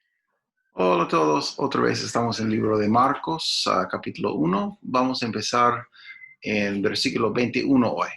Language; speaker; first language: Spanish; non-native, fluent; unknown